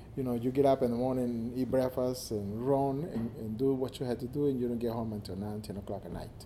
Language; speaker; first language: English; non-native, fluent; Spanish